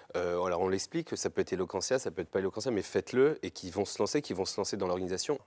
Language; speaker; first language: French; native; French